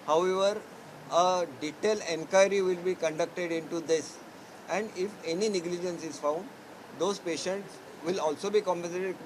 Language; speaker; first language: English; non-native, local second language; Marathi